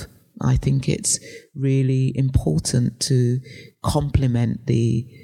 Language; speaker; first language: English; native; English